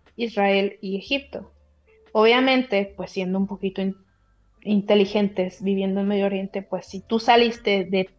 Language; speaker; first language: Spanish; native; Spanish